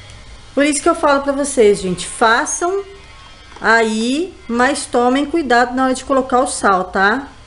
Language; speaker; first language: Portuguese; native; Portuguese